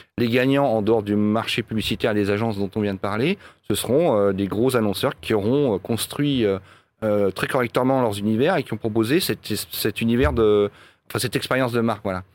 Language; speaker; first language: French; native; French